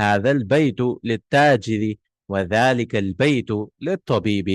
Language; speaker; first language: Arabic; non-native, fluent; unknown